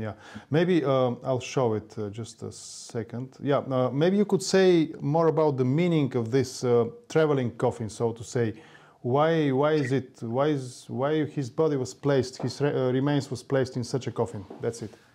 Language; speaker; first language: English; non-native, fluent; Bulgarian